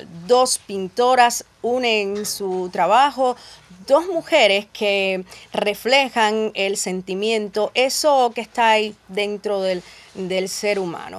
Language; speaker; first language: Spanish; native; Spanish